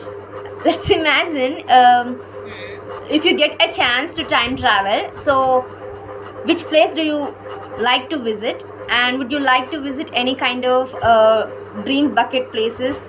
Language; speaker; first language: English; non-native, learner; Kannada